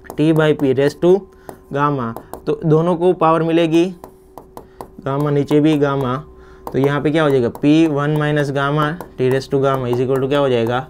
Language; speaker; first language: Hindi; non-native, local second language; Gujarati